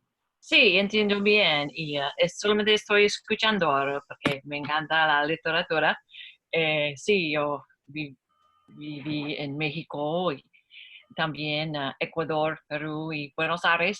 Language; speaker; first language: Spanish; non-native, learner; English